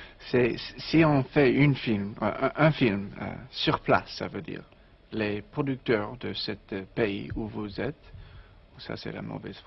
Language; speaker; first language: French; non-native, learner; English